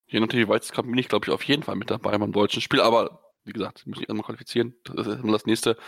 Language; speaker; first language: German; native; German